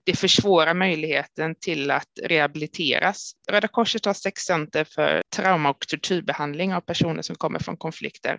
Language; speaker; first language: Swedish; native; Swedish